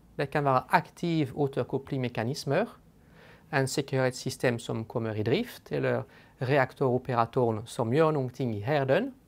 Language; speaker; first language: Swedish; non-native, fluent; French